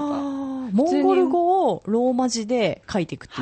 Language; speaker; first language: Japanese; native; Japanese